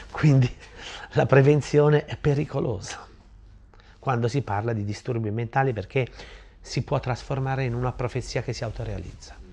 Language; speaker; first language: Italian; native; Italian